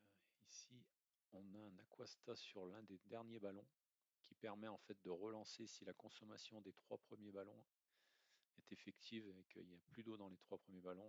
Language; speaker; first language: French; native; French